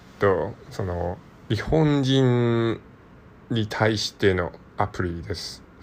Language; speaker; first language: Japanese; non-native, learner; Cantonese